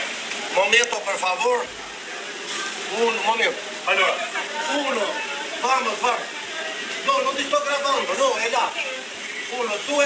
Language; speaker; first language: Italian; non-native, learner; Albanian